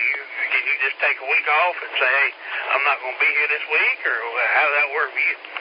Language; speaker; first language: English; native; English